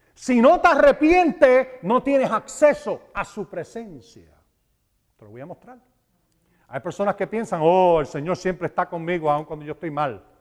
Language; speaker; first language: Spanish; early bilingual, heritage; Spanish